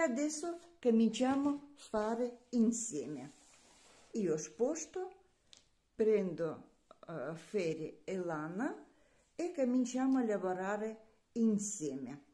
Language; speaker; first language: Italian; non-native, learner; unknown